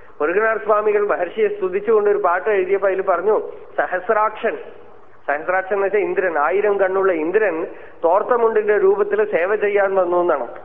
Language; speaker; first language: Malayalam; native; Malayalam